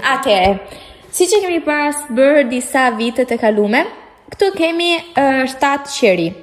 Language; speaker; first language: Albanian; early bilingual, heritage; Albanian